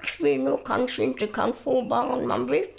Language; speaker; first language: Swedish; non-native, fluent; German